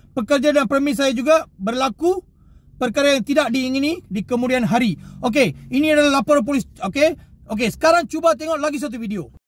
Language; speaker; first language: Malay; non-native, local second language; Tamil